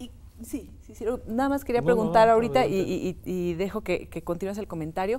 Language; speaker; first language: Spanish; native; Spanish